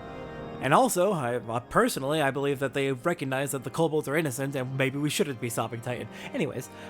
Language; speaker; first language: English; native; English